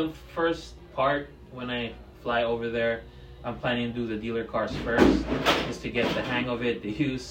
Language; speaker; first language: English; non-native, local second language; Filipino